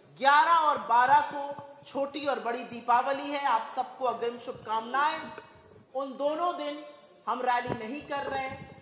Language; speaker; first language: Hindi; native; Hindi